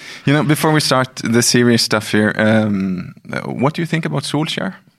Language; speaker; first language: English; non-native, fluent; Norwegian